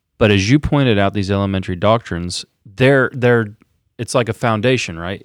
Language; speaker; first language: English; native; English